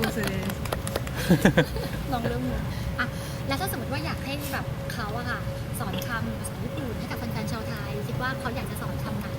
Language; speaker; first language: Thai; native; Thai